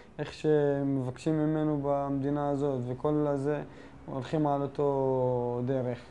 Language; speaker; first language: Hebrew; non-native, local second language; Arabic